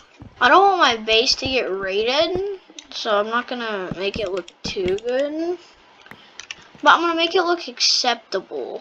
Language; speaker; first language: English; native; English